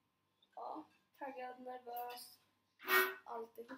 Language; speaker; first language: Swedish; native; Swedish